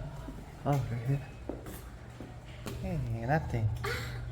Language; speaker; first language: English; non-native, learner; Vietnamese